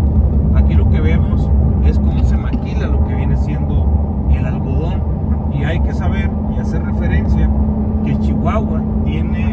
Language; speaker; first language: Spanish; native; Spanish